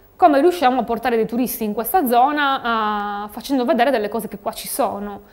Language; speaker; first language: Italian; native; Italian